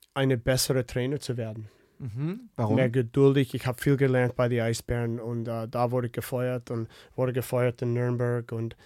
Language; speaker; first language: German; non-native, fluent; English